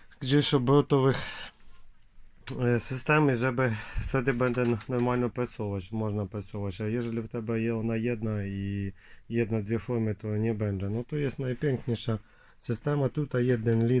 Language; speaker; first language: Polish; non-native, learner; Ukrainian